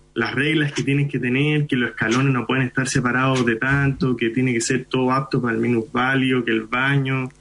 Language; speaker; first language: Spanish; early bilingual, other home language; Hindi